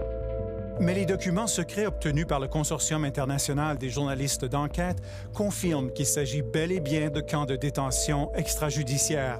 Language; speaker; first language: French; native; French